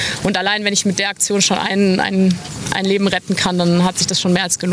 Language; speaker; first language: German; native; German